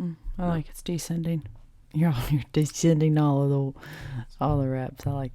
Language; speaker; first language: English; native; English